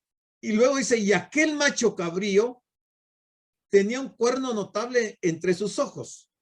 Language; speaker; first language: Spanish; native; Spanish